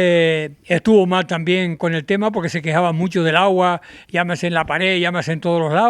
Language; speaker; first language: Spanish; native; Spanish